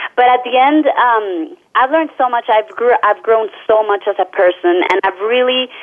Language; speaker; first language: English; non-native, fluent; Spanish